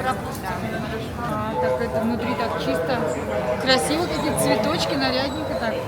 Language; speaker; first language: Russian; native; Russian